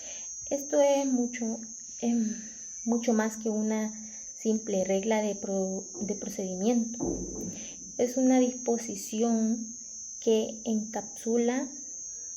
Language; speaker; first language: Spanish; native; Spanish